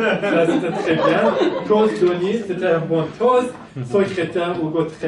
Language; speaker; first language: French; non-native, fluent; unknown